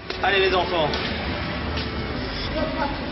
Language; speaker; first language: French; native; French